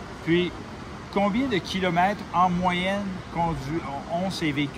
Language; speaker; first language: French; native; French